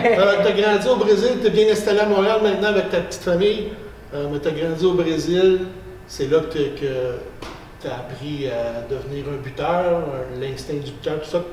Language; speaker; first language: French; native; French